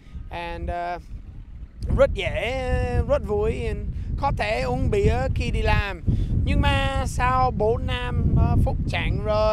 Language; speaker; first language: Vietnamese; non-native, learner; English